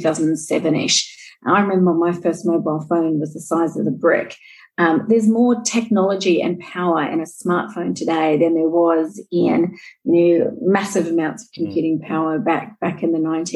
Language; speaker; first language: English; native; English